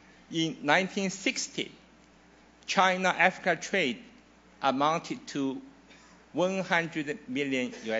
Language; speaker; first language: English; non-native, fluent; Chinese